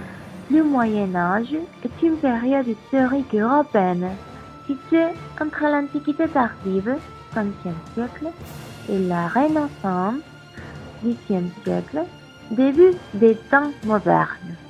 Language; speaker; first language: French; non-native, learner; Spanish